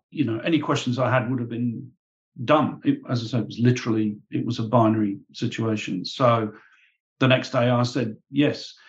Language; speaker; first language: English; native; English